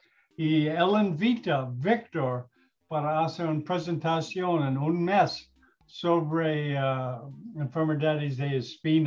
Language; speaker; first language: Spanish; non-native, learner; English